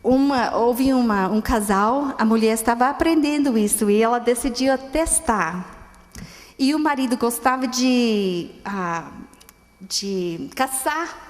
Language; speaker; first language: Portuguese; non-native, fluent; English